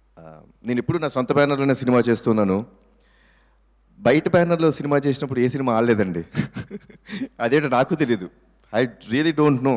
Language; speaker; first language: Telugu; native; Telugu